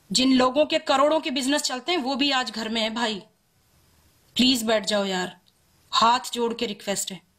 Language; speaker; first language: Hindi; native; Hindi